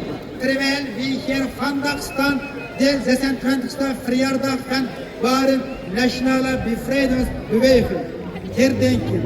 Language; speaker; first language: Dutch; non-native, local second language; Uyghur